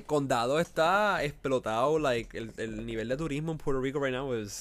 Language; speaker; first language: Spanish; early bilingual, heritage; Spanish